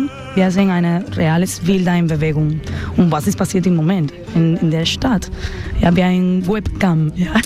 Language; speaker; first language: German; non-native, fluent; Spanish